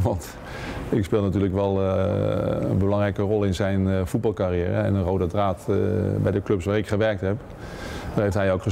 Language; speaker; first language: Dutch; native; Dutch